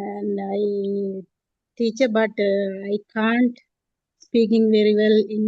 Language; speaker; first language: English; non-native, learner; Tamil